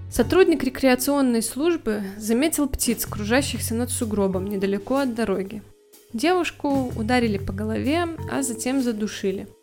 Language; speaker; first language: Russian; native; Russian